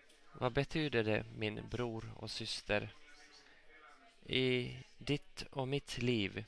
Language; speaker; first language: Swedish; non-native, local second language; Finnish